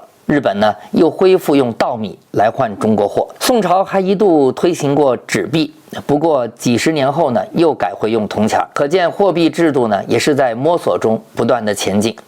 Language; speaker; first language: Chinese; native; Chinese